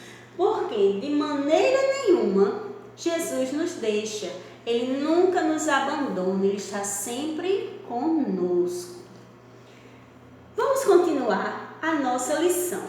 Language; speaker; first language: Portuguese; native; Portuguese